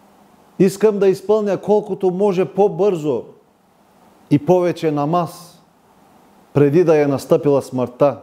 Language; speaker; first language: Bulgarian; non-native, local second language; Turkish